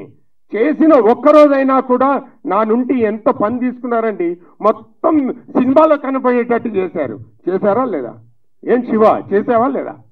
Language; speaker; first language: Telugu; native; Telugu